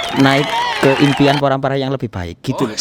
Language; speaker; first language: Indonesian; non-native, local second language; Javanese